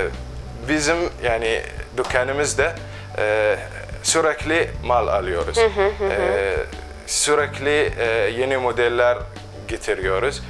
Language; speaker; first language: Turkish; non-native, local second language; Arabic